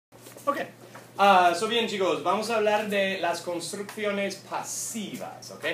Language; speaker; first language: Spanish; non-native, fluent; English